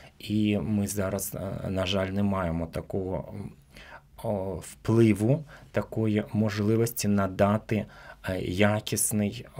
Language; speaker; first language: Ukrainian; non-native, local second language; Crimean Tatar